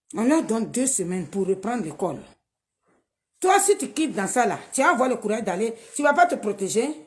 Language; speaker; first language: French; non-native, local second language; Dyula